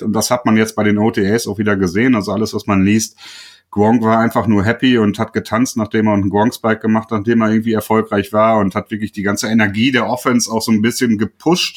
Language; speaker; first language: German; native; German